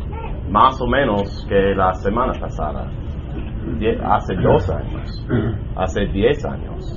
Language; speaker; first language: Spanish; non-native, learner; English